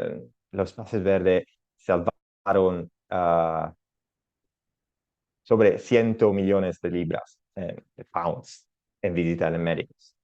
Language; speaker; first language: Spanish; non-native, learner; Italian